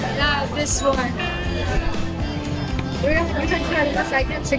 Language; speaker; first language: English; non-native, learner; Chinese